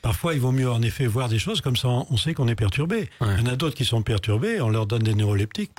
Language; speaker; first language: French; native; French